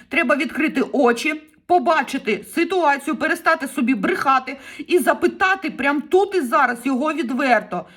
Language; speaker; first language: Ukrainian; non-native, local second language; Russian